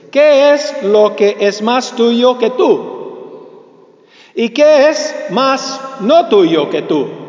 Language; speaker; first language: Spanish; early bilingual, heritage; Spanish